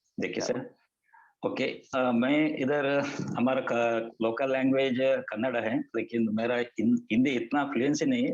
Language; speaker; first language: Hindi; non-native, local second language; Kannada